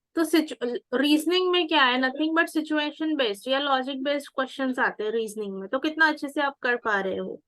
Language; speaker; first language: Hindi; non-native, local second language; Marathi